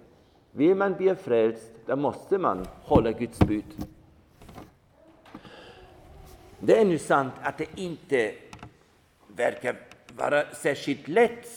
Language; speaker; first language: Swedish; non-native, fluent; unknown